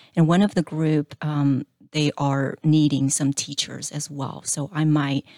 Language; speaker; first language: English; non-native, fluent; Chinese